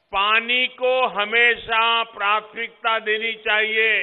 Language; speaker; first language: Hindi; non-native, local second language; Gujarati